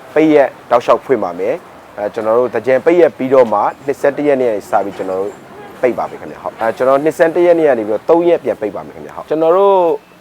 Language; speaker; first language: Burmese; native; Burmese